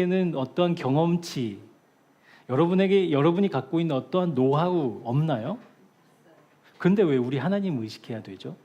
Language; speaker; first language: Korean; native; Korean